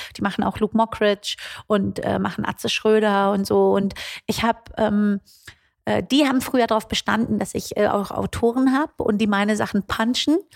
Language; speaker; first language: German; early bilingual, other home language; Persian